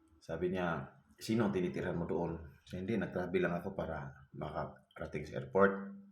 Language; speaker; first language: Filipino; non-native, local second language; Cebuano